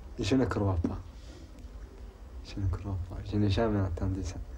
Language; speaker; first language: French; non-native, local second language; Arabic